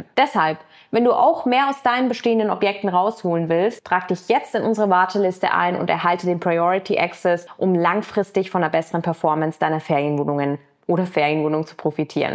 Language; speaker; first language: German; native; German